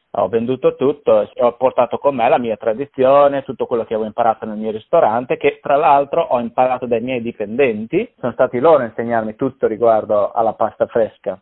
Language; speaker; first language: Italian; native; Italian